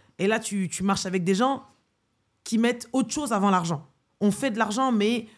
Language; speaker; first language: French; native; French